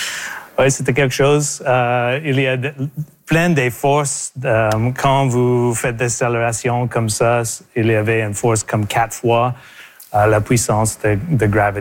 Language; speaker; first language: French; non-native, local second language; English